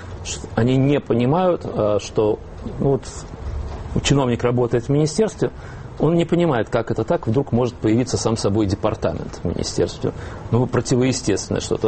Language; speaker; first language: Russian; native; Russian